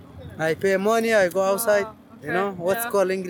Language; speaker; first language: English; non-native, learner; Arabic